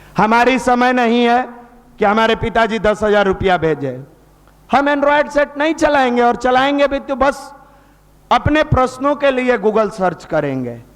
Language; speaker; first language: Hindi; native; Hindi